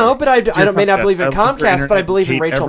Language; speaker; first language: English; native; English